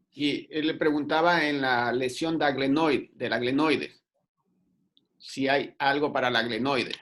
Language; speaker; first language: Spanish; native; Spanish